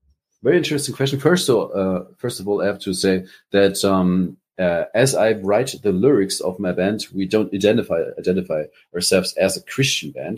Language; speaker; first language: English; non-native, fluent; German